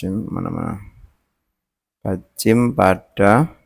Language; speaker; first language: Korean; non-native, learner; Indonesian